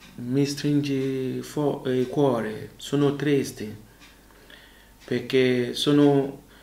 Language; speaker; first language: Italian; non-native, learner; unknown